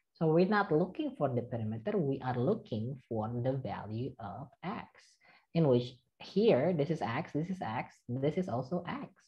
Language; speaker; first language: English; non-native, fluent; Indonesian